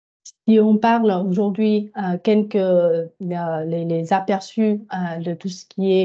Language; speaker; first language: French; non-native, fluent; Vietnamese